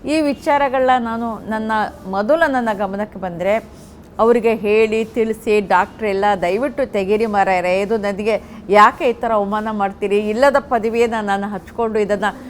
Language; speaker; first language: Kannada; non-native, local second language; Urdu